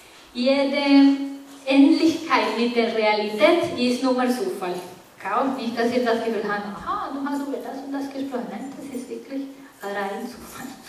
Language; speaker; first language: German; non-native, fluent; Spanish